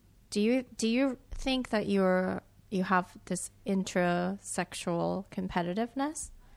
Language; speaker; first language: English; non-native, fluent; Japanese